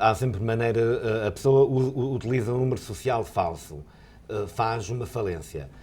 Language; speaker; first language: Portuguese; native; Portuguese